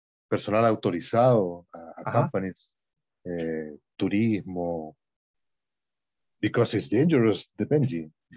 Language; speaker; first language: English; non-native, learner; Spanish